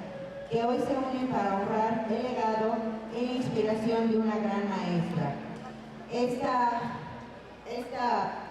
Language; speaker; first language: Spanish; native; Spanish